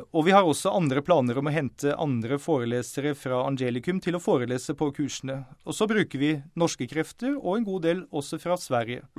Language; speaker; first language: Norwegian; native; Norwegian